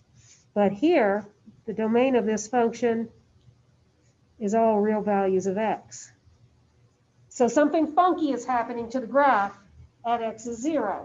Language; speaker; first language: English; native; English